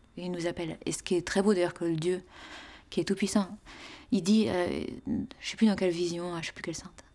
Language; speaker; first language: French; native; French